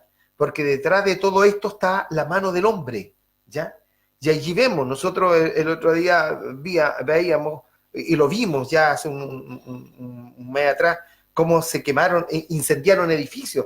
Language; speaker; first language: Spanish; native; Spanish